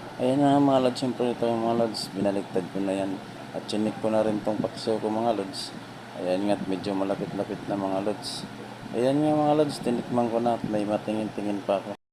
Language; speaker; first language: Filipino; non-native, local second language; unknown